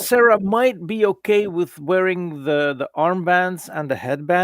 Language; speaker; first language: English; native; English